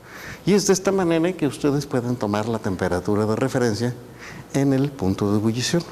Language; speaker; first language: Spanish; native; Spanish